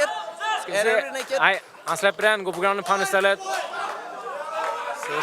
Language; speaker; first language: Swedish; native; Swedish